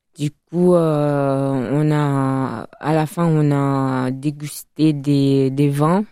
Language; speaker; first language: French; non-native, fluent; Italian